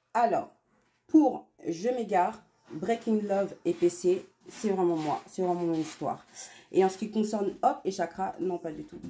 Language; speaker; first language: French; native; French